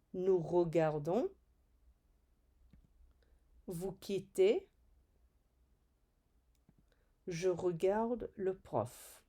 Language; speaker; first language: French; non-native, fluent; English